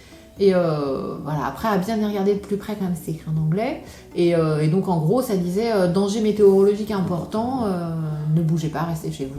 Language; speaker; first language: French; native; French